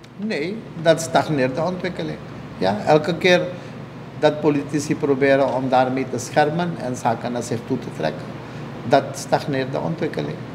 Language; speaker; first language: Dutch; native; Dutch